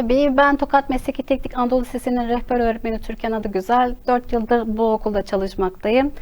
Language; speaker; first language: Turkish; native; Turkish